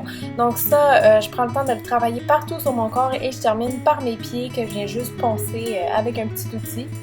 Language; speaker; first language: French; native; French